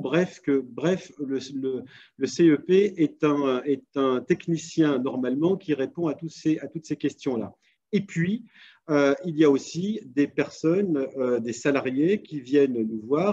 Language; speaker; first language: French; native; French